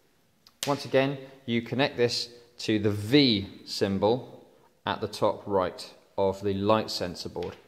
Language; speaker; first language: English; native; English